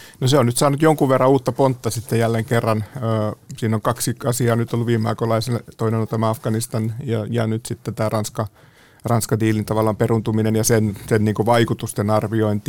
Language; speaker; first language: Finnish; native; Finnish